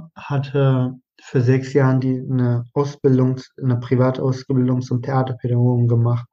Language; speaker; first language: German; non-native, fluent; Arabic